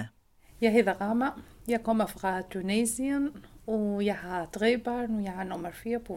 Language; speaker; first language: Danish; non-native, learner; Arabic